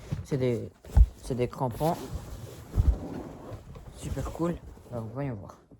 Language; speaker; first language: French; early bilingual, other home language; Spanish